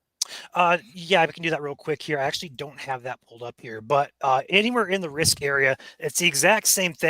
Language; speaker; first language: English; native; English